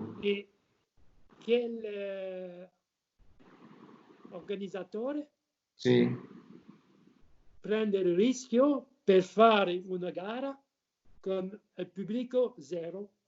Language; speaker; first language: Italian; non-native, learner; French